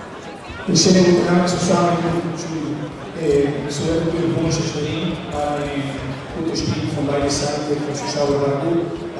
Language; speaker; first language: German; non-native, learner; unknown